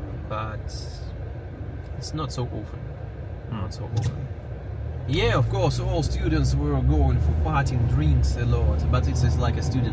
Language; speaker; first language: English; non-native, fluent; Russian